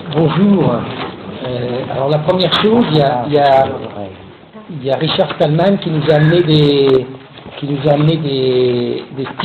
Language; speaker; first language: French; native; French